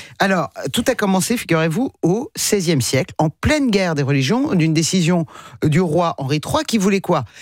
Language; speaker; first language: French; early bilingual, other home language; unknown